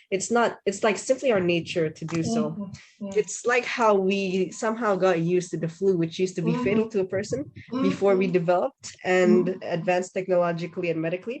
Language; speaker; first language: English; non-native, fluent; Indonesian